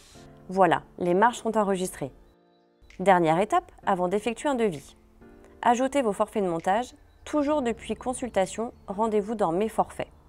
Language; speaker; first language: French; native; French